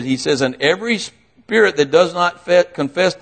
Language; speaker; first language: English; native; English